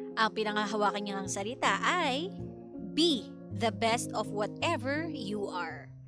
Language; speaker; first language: Filipino; native; Filipino